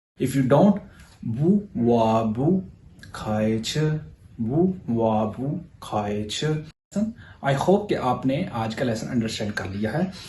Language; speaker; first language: Urdu; native; Urdu